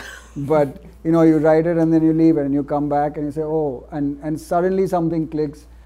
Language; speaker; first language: English; non-native, local second language; Gujarati